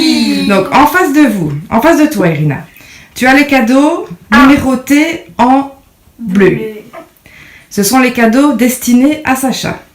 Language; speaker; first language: French; native; French